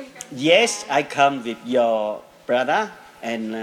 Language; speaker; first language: English; non-native, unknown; Vietnamese